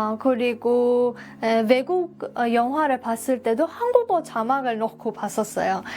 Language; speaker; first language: Korean; non-native, fluent; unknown